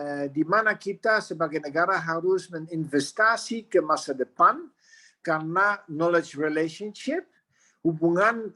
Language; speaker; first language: Indonesian; non-native, fluent; Dutch